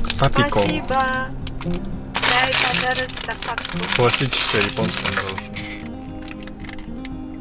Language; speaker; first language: Russian; native; Russian